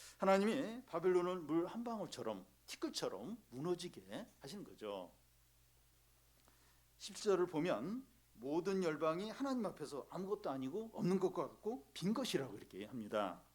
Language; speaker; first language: Korean; native; Korean